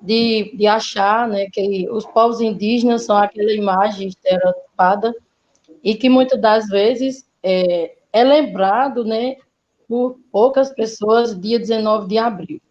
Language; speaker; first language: Portuguese; native; Portuguese